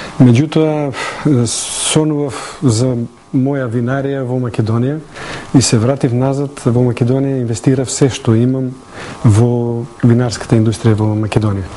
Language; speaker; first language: Macedonian; native; Macedonian